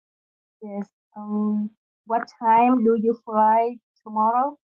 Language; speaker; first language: English; non-native, learner; Vietnamese